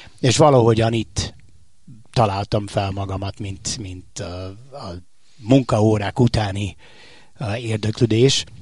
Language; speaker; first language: Hungarian; non-native, fluent; English